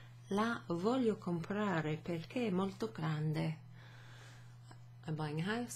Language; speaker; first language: Italian; non-native, fluent; English